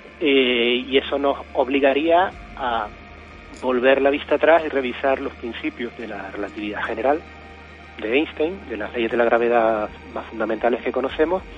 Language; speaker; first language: Spanish; native; Spanish